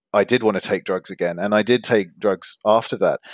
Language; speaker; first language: English; native; English